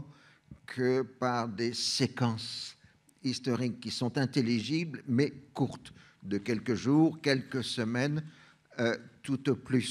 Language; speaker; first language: French; native; French